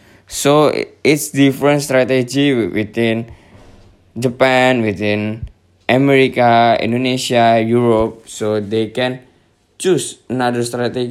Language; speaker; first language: English; non-native, learner; Indonesian